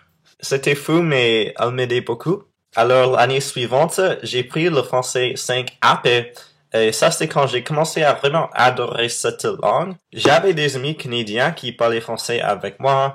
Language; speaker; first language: French; non-native, fluent; English